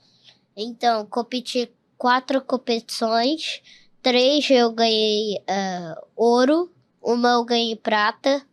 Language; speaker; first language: Portuguese; early bilingual, heritage; Portuguese